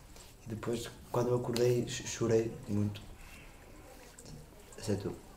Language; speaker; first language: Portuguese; early bilingual, heritage; Portuguese